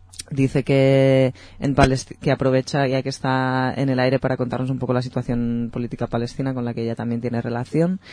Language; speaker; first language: Spanish; native; Spanish